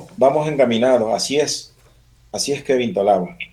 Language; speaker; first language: Spanish; native; Spanish